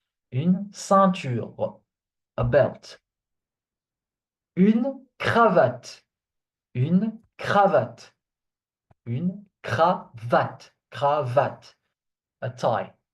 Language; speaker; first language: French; non-native, fluent; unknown